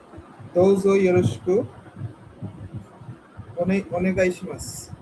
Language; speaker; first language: Japanese; non-native, learner; Bangla